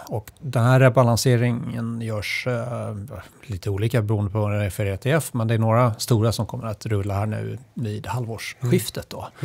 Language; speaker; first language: Swedish; native; Swedish